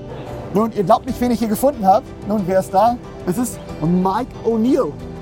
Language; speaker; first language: German; native; German